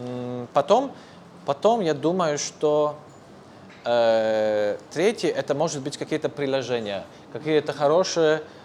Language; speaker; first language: Russian; non-native, fluent; Polish